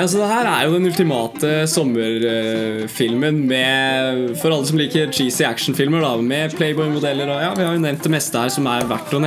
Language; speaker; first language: Norwegian; native; Norwegian